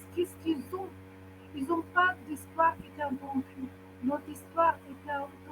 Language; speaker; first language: French; non-native, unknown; Ukrainian